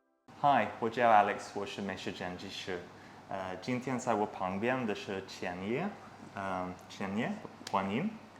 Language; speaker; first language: Chinese; non-native, learner; English